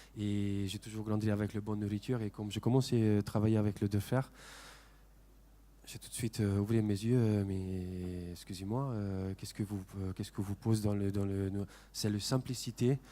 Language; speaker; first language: French; non-native, fluent; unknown